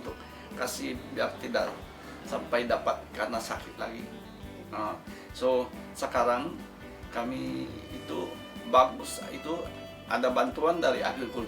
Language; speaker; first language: Indonesian; non-native, fluent; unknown